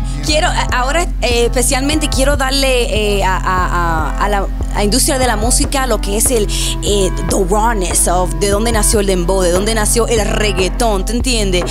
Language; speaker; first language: Spanish; early bilingual, heritage; Spanish